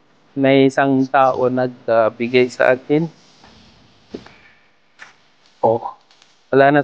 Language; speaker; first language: Filipino; non-native, learner; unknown